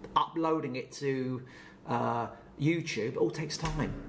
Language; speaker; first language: English; native; English